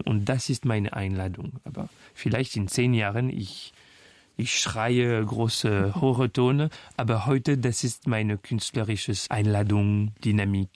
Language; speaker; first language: German; non-native, fluent; French